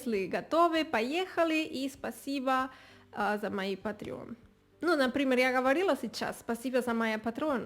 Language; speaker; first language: Russian; non-native, learner; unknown